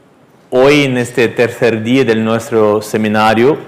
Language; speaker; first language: Spanish; non-native, fluent; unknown